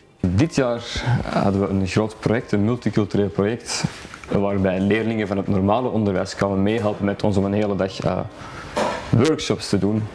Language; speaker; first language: Dutch; native; Dutch